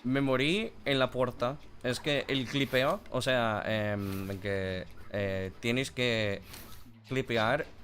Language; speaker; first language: Spanish; non-native, learner; English